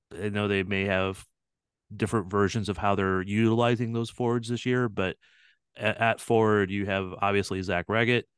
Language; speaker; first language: English; native; English